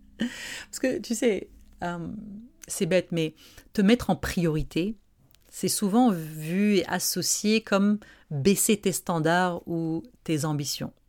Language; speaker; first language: French; non-native, local second language; Arabic